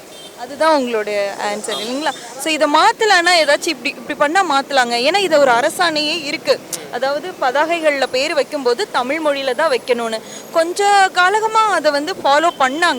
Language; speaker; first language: Tamil; native; Tamil